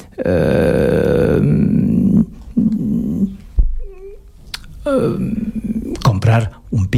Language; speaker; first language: Catalan; non-native, learner; French